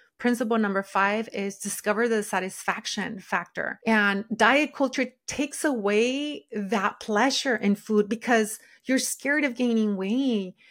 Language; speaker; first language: English; early bilingual, other home language; Spanish